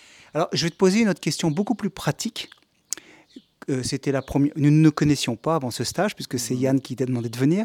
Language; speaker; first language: French; native; French